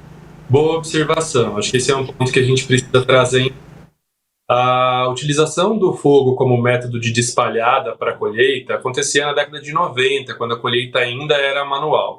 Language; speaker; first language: Portuguese; native; Portuguese